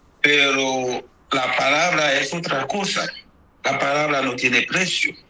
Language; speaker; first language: Spanish; non-native, fluent; Haitian Creole